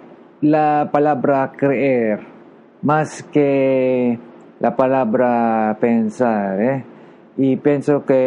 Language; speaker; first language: Spanish; non-native, learner; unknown